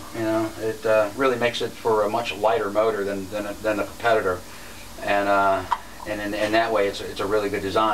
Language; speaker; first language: English; native; English